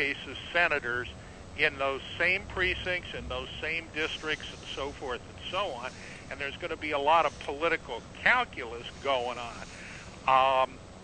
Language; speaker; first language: English; native; English